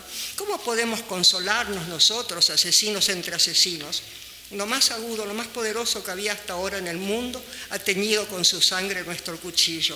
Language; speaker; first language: Spanish; native; Spanish